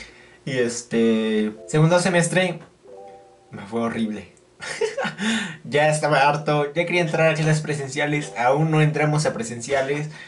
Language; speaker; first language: Spanish; native; Spanish